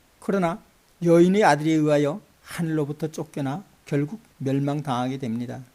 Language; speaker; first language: Korean; native; Korean